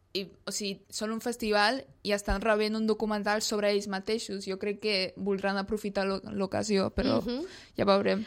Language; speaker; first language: Catalan; early bilingual, other home language; Polish